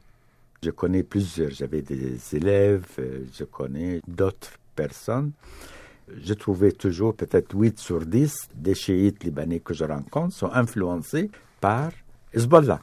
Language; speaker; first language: French; non-native, fluent; Arabic